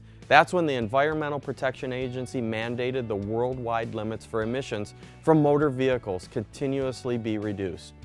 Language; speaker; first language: English; native; English